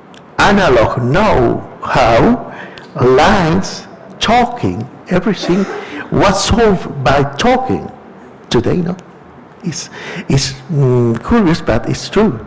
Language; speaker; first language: English; non-native, fluent; Spanish